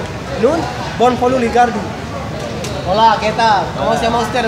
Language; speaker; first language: Spanish; non-native, learner; Indonesian